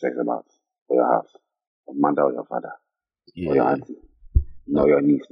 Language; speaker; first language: English; non-native, local second language; Akan